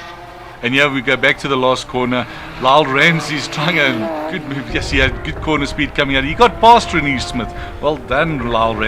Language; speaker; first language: English; native; English